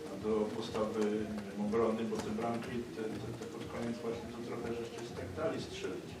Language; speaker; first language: Polish; native; Polish